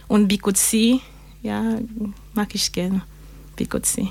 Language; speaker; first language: German; non-native, learner; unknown